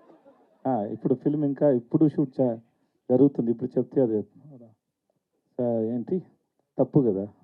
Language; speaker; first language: Telugu; non-native, learner; Tamil